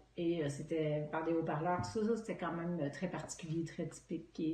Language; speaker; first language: French; native; French